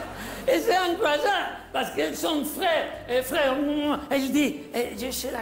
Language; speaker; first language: French; non-native, learner; Spanish